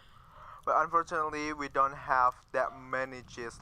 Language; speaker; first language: English; non-native, fluent; Indonesian